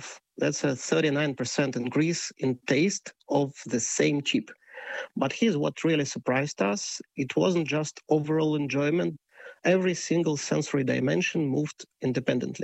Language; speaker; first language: English; non-native, fluent; Russian